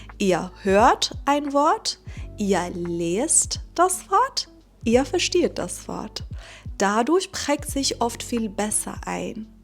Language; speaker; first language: German; non-native, fluent; Persian